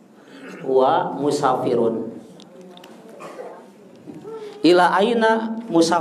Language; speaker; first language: Arabic; non-native, fluent; Indonesian